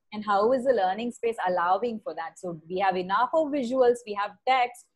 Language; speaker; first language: English; non-native, local second language; Tamil